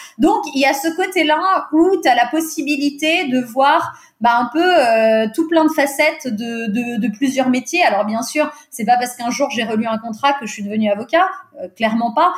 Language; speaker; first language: French; early bilingual, other home language; Portuguese